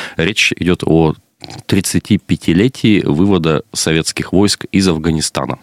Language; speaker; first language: Russian; native; Russian